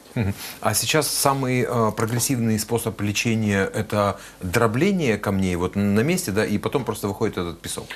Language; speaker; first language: Russian; native; Russian